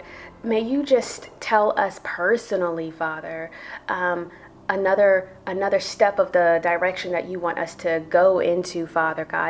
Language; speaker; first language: English; native; English